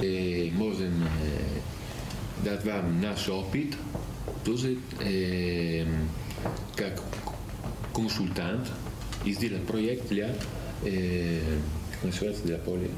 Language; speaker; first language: Russian; non-native, learner; Italian